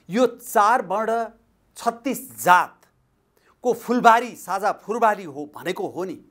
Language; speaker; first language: Nepali; native; Nepali